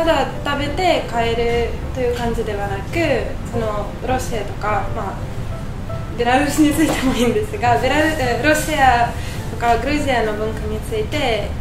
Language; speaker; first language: Japanese; non-native, fluent; Russian